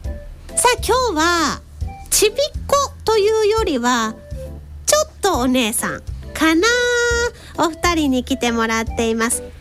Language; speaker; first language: Japanese; native; Japanese